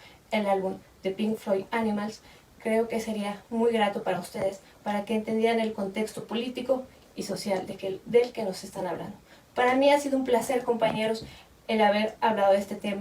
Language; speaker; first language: Spanish; native; Spanish